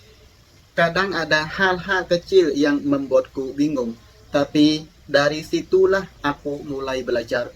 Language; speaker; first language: Indonesian; non-native, fluent; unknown